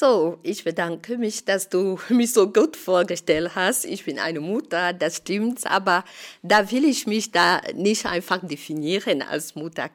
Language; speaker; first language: German; non-native, fluent; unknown